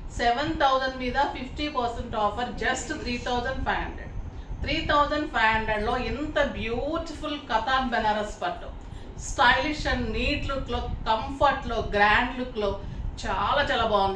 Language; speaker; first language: Telugu; native; Telugu